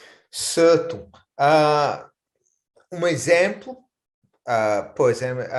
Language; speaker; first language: Portuguese; non-native, fluent; English